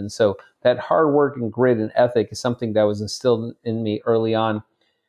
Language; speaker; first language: English; native; English